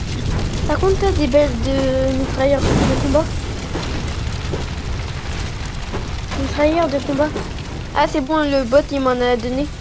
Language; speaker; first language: French; native; French